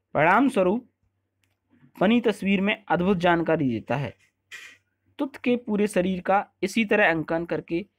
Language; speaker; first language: Hindi; native; Hindi